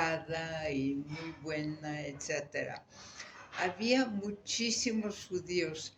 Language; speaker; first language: Spanish; native; Spanish